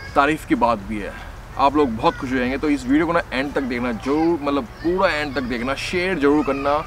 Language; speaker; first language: Hindi; native; Hindi